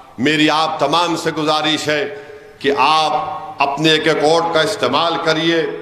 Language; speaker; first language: Urdu; native; Urdu